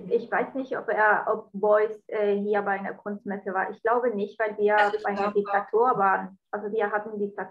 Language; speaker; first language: German; non-native, fluent; Spanish